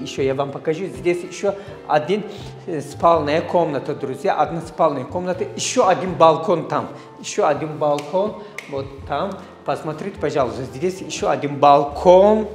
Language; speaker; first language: Russian; non-native, learner; Turkish